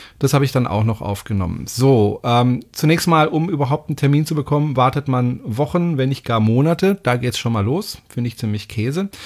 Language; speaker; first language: German; non-native, fluent; French